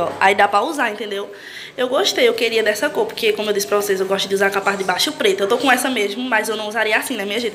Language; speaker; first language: Portuguese; native; Portuguese